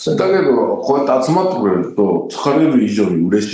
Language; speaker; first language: Japanese; native; Japanese